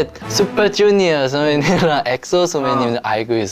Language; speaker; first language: Korean; non-native, learner; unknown